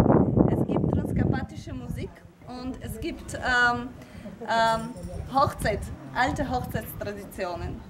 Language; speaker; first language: German; non-native, fluent; Ukrainian